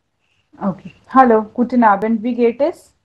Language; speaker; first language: German; non-native, fluent; Hindi